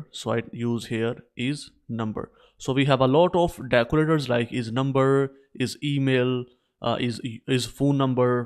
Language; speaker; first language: English; non-native, local second language; Urdu